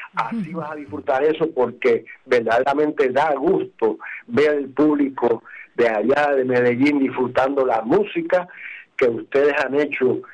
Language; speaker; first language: Spanish; native; Spanish